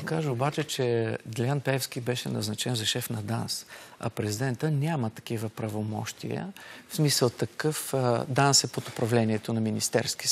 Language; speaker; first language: Bulgarian; native; Bulgarian